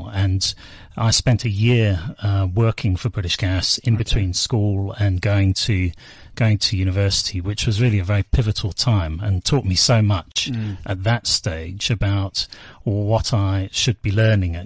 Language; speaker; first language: English; native; English